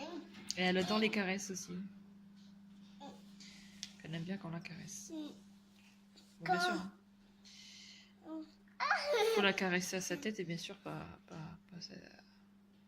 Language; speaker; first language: French; native; French